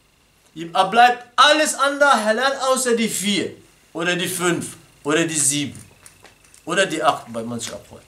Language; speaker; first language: German; non-native, fluent; Arabic